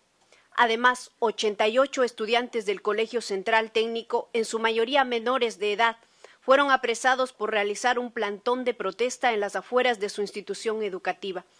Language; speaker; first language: Spanish; native; Spanish